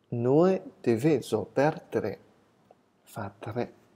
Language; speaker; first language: Italian; non-native, fluent; Chinese